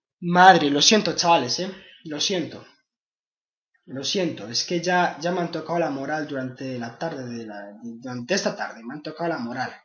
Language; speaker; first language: Spanish; native; Spanish